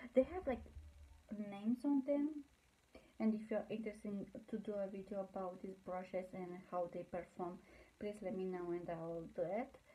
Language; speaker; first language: English; non-native, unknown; Romanian